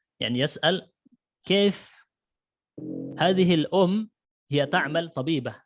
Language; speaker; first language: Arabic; non-native, fluent; Indonesian